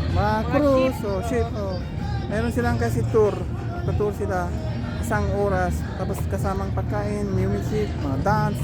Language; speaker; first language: Filipino; non-native, learner; Persian